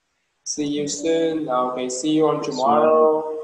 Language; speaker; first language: English; non-native, learner; Vietnamese